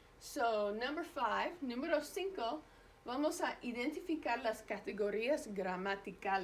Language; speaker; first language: Spanish; non-native, fluent; English